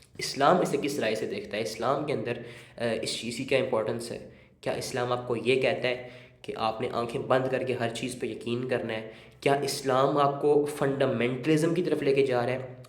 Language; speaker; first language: Urdu; native; Urdu